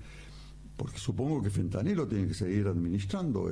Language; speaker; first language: Spanish; native; Spanish